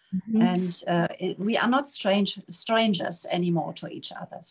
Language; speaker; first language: English; non-native, fluent; German